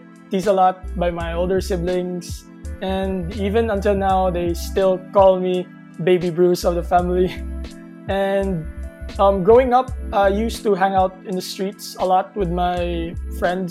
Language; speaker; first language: English; non-native, local second language; Cebuano